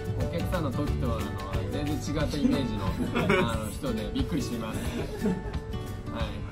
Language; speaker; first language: Japanese; native; Japanese